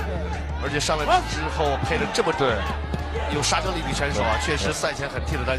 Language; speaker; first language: Chinese; native; Chinese